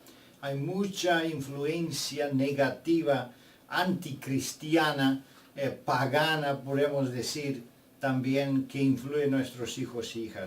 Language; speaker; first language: Spanish; non-native, fluent; Bulgarian